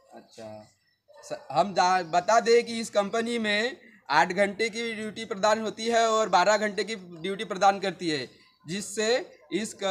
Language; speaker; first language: Hindi; native; Hindi